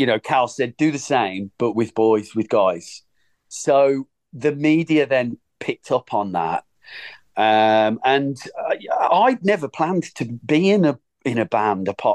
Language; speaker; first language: English; native; English